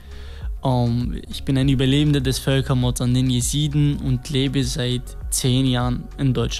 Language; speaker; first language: German; non-native, fluent; Kurdish